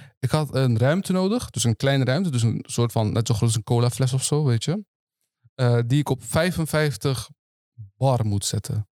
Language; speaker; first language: Dutch; early bilingual, other home language; Turkish